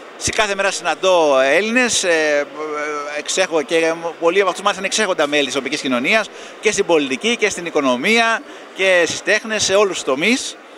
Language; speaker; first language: Greek; native; Greek